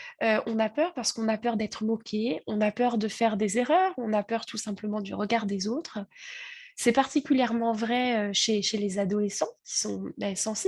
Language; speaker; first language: French; native; French